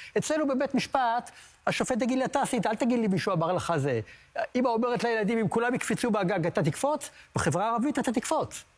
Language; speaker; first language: Hebrew; native; Hebrew